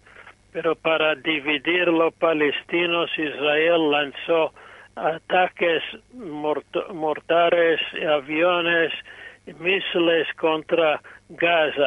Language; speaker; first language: Spanish; non-native, fluent; English